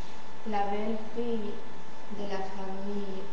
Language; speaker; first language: French; non-native, learner; Spanish